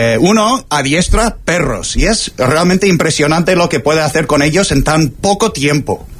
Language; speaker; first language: Spanish; non-native, fluent; English